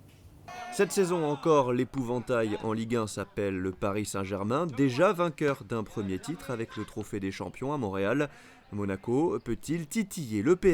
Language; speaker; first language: French; native; French